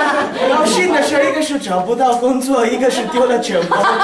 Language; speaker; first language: Chinese; non-native, learner; Italian